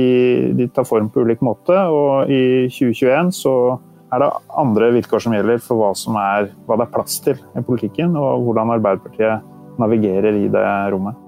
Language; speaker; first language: Norwegian; native; Norwegian